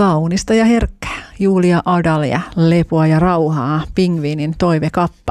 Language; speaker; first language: Finnish; native; Finnish